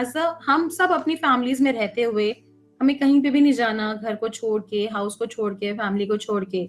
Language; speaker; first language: Hindi; native; Hindi